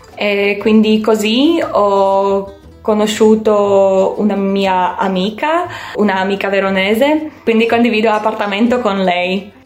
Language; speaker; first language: Italian; non-native, fluent; Slovak